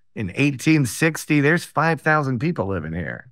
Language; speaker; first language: English; native; English